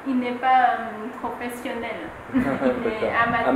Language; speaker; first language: French; non-native, fluent; Vietnamese